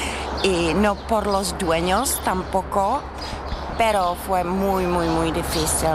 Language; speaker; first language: Spanish; non-native, fluent; Czech